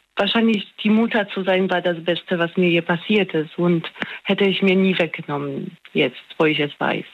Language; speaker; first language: German; non-native, fluent; Polish